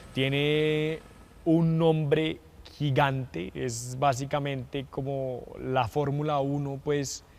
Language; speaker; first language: Spanish; native; Spanish